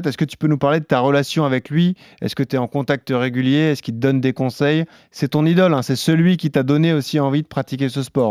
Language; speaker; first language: French; native; French